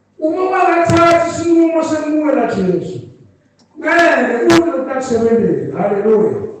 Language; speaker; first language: Zulu; non-native, local second language; Swati